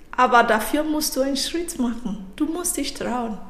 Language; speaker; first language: German; non-native, fluent; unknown